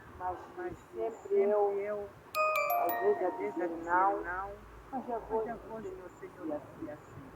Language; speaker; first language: Portuguese; non-native, local second language; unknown